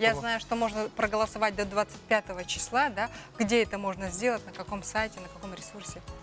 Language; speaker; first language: Russian; native; Russian